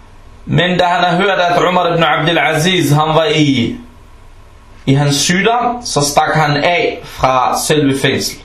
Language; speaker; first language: Danish; non-native, fluent; Arabic